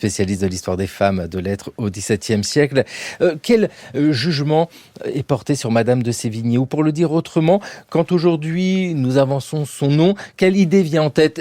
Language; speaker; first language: French; native; French